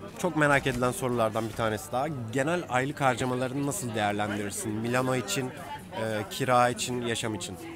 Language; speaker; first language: Turkish; native; Turkish